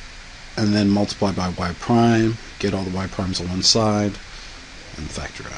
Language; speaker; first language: English; native; English